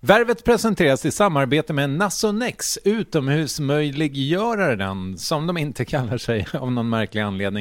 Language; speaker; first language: Swedish; native; Swedish